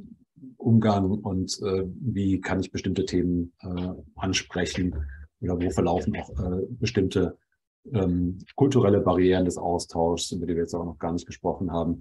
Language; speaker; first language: German; native; German